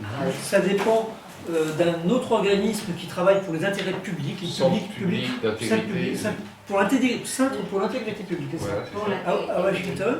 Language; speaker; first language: French; native; French